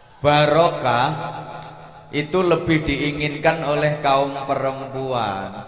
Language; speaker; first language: Indonesian; non-native, local second language; Javanese